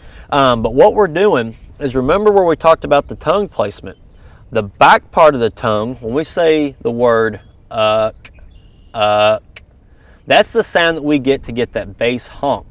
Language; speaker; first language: English; native; English